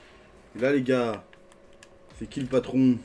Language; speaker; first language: French; native; French